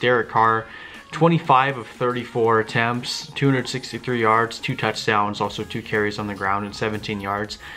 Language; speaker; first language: English; native; English